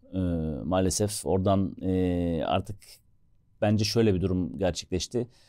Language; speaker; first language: Turkish; native; Turkish